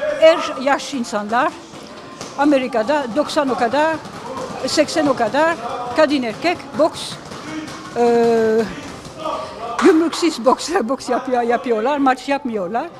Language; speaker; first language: Turkish; early bilingual, heritage; Turkish